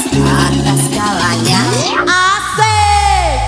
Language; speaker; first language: Indonesian; native; Indonesian